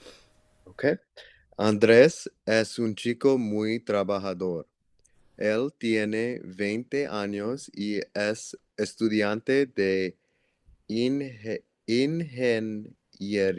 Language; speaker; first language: Spanish; non-native, learner; English